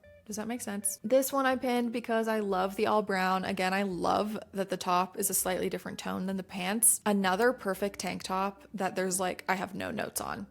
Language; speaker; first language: English; native; English